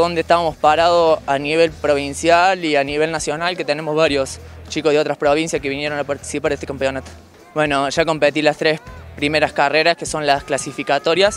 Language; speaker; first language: Spanish; native; Spanish